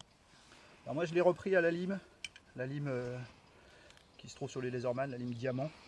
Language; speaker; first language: French; native; French